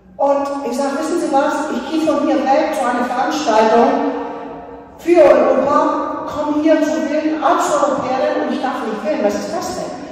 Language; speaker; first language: German; non-native, fluent; Greek